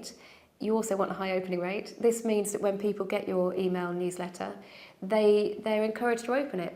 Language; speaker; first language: English; native; English